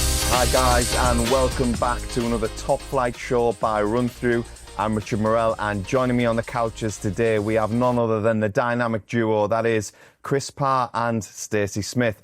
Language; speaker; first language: English; native; English